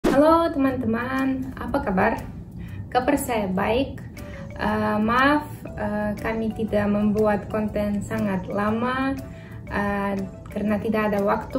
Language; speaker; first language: Indonesian; non-native, fluent; Russian